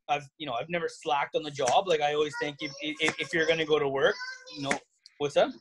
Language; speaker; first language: English; native; English